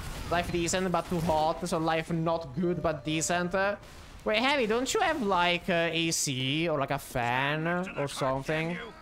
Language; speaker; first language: English; non-native, fluent; Italian